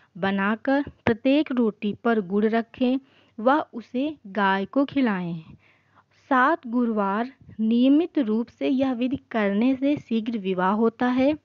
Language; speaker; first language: Hindi; native; Hindi